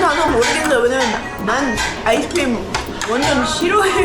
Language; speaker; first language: Korean; non-native, learner; English